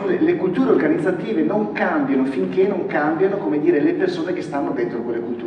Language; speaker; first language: Italian; native; Italian